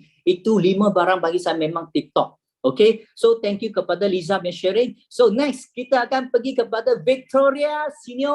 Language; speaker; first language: Malay; native; Malay